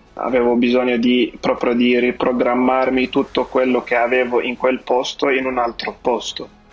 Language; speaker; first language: Italian; non-native, fluent; Arabic